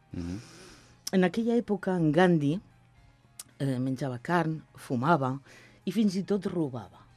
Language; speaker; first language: Catalan; non-native, local second language; Spanish